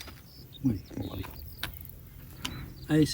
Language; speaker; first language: French; native; French